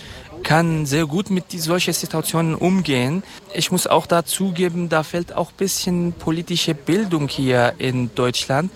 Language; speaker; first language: German; non-native, fluent; Kurdish